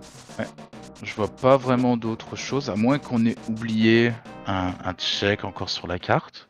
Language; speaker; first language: French; native; French